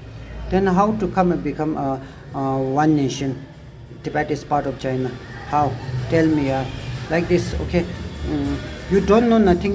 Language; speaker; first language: English; non-native, learner; Tibetan